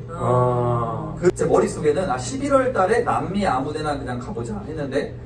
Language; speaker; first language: Korean; native; Korean